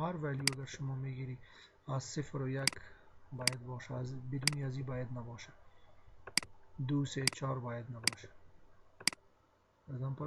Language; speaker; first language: Persian; non-native, local second language; Pashto